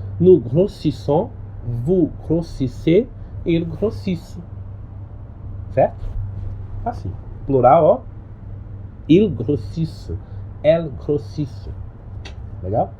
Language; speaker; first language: French; non-native, learner; Portuguese